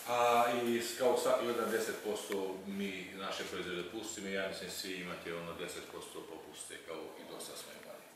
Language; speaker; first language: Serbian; non-native, local second language; Hungarian